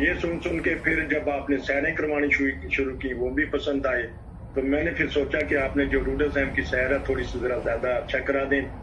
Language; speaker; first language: Urdu; non-native, local second language; Punjabi